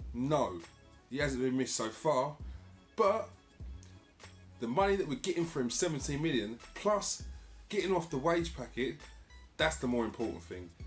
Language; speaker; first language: English; native; English